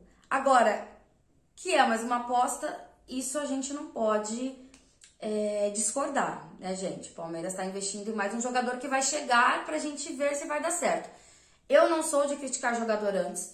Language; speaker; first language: Portuguese; native; Portuguese